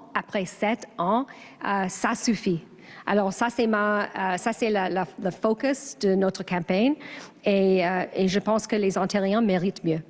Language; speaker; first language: French; non-native, learner; English